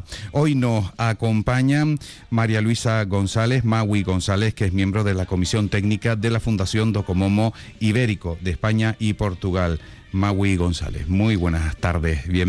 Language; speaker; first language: Spanish; native; Spanish